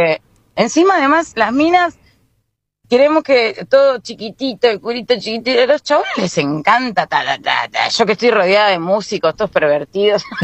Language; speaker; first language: Spanish; native; Spanish